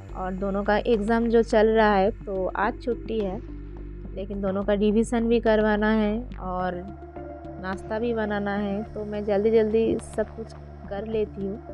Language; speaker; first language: Hindi; non-native, local second language; Bangla